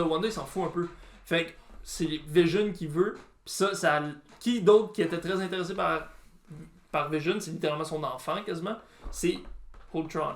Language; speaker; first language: French; native; French